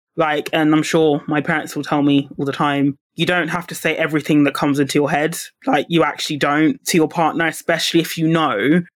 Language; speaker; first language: English; native; English